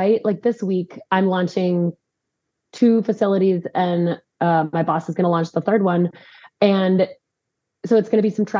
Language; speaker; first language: English; native; English